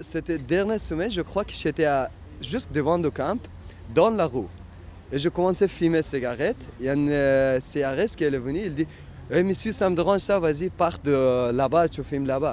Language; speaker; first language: French; non-native, learner; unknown